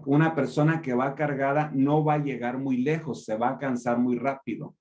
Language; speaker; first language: Spanish; native; Spanish